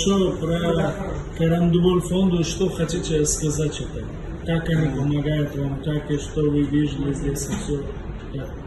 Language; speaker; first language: Russian; non-native, learner; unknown